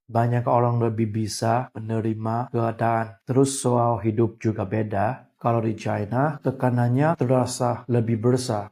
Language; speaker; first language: Indonesian; non-native, fluent; Chinese